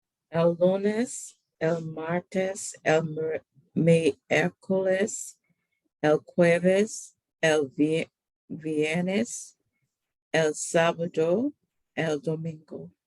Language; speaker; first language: Spanish; non-native, learner; English